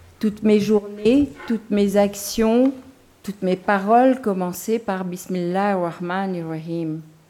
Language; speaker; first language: French; non-native, local second language; Gujarati